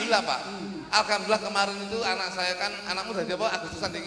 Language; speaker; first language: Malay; non-native, local second language; Javanese